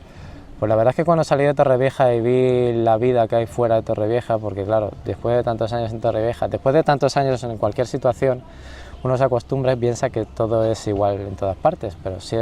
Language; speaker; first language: Spanish; native; Spanish